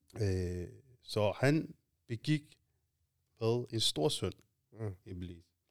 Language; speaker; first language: Danish; early bilingual, other home language; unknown